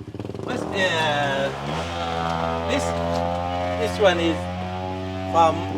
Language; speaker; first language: English; non-native, learner; Thai